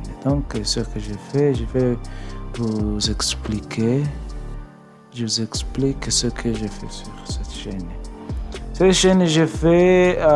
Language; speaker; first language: French; non-native, learner; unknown